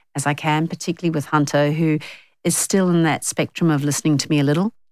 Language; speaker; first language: English; native; English